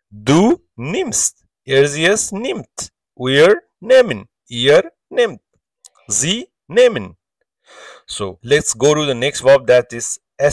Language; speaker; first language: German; non-native, learner; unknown